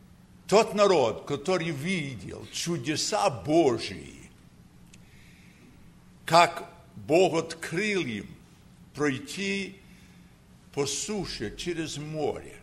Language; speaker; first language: Russian; early bilingual, heritage; Russian